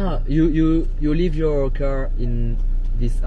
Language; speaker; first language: English; non-native, learner; French